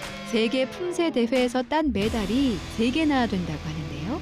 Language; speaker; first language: Korean; native; Korean